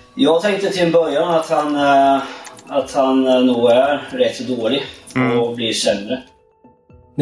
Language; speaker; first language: Swedish; non-native, fluent; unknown